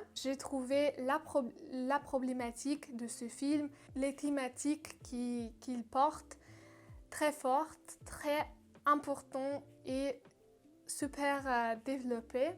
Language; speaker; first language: French; non-native, learner; Russian